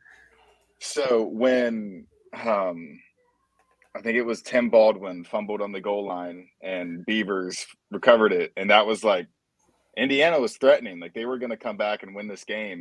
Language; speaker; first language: English; native; English